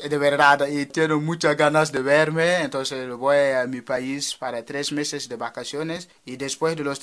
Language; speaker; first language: Spanish; non-native, fluent; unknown